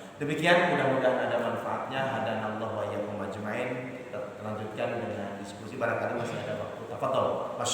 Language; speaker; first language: Indonesian; native; Indonesian